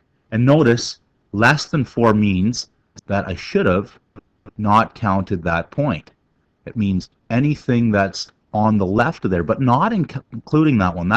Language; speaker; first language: English; native; English